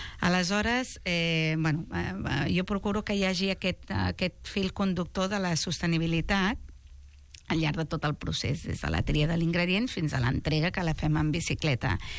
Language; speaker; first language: Catalan; native; Catalan